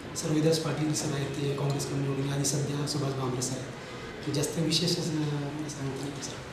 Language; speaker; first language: Marathi; native; Marathi